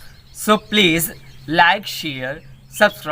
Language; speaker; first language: English; non-native, learner; Hindi